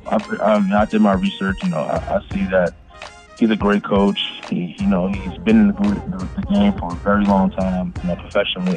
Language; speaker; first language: English; native; English